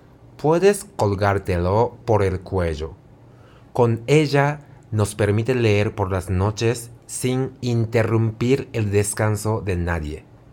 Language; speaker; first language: Spanish; non-native, fluent; Japanese